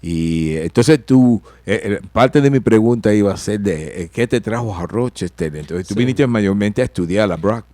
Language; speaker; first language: Spanish; early bilingual, heritage; Spanish